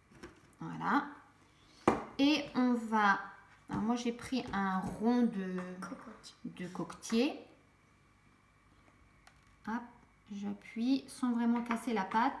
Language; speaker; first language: French; native; French